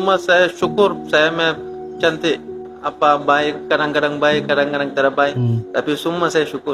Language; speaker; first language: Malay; non-native, learner; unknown